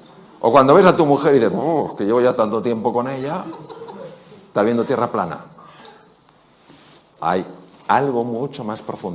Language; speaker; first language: Spanish; native; Spanish